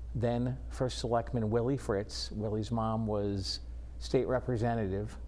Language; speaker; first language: English; native; English